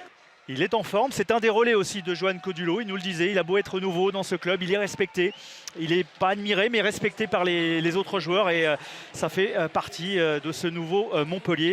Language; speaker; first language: French; native; French